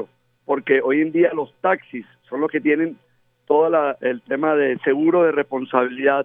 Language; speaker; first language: Spanish; native; Spanish